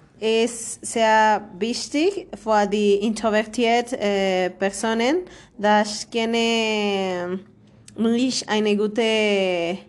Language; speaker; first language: German; non-native, learner; Spanish